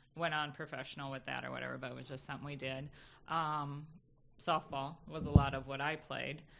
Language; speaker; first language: English; native; English